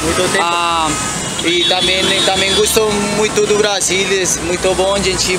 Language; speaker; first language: Portuguese; non-native, learner; Spanish